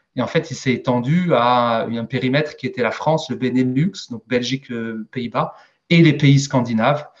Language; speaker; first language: French; native; French